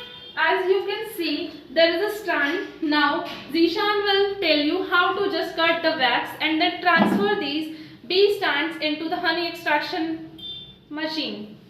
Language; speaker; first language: English; non-native, local second language; Hindi